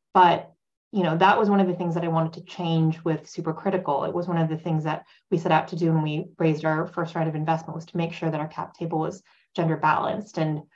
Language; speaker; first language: English; native; English